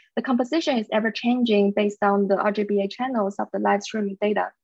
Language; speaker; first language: English; non-native, fluent; Chinese